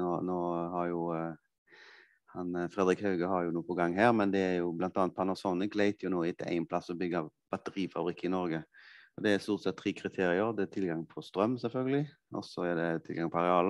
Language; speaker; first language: Norwegian; native; Norwegian